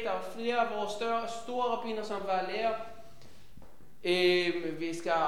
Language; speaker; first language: Danish; non-native, fluent; Hebrew